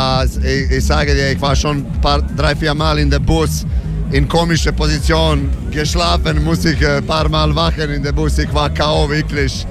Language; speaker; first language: German; non-native, learner; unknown